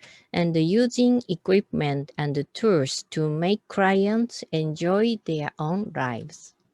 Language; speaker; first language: English; non-native, learner; Japanese